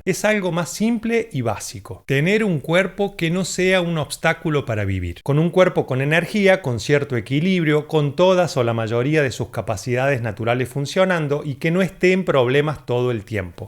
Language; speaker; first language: Spanish; native; Spanish